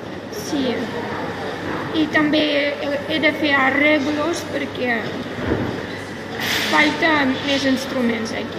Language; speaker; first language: Catalan; non-native, fluent; Russian